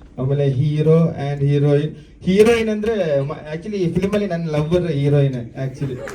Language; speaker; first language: Kannada; non-native, fluent; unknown